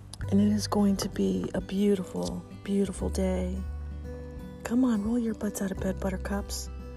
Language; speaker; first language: English; native; English